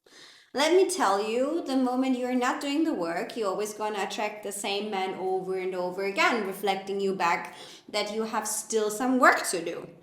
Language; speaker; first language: English; non-native, fluent; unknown